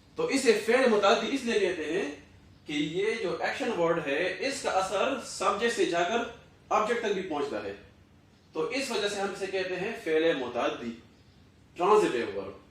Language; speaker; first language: Urdu; non-native, local second language; Pashto